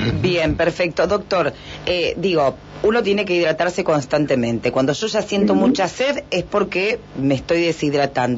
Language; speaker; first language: Spanish; native; Spanish